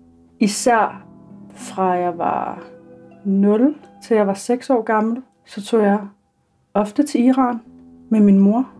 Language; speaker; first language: Danish; early bilingual, other home language; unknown